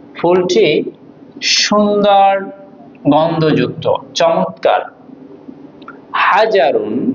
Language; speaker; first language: Bangla; native; Bangla